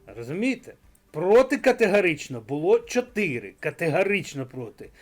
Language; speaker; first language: Ukrainian; non-native, local second language; Russian